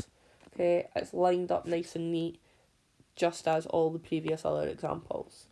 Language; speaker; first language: English; native; English